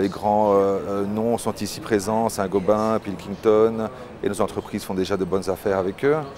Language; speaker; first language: French; native; French